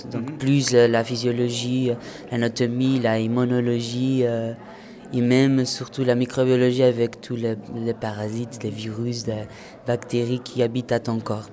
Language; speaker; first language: French; non-native, fluent; Portuguese